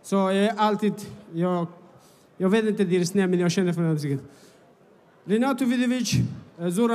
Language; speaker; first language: Swedish; non-native, fluent; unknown